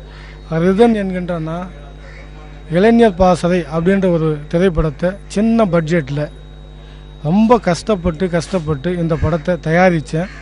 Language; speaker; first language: Tamil; native; Tamil